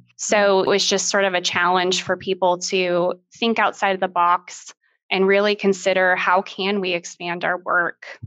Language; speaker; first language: English; native; English